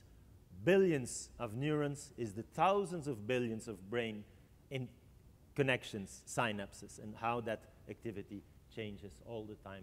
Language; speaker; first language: English; non-native, fluent; French